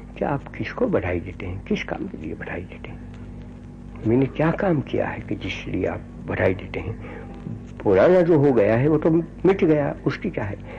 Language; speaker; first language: Hindi; non-native, local second language; Gujarati